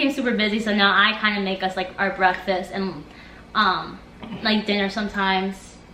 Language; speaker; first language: English; native; English